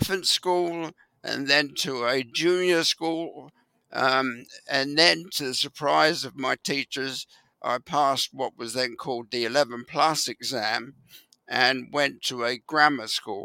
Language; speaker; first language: English; native; English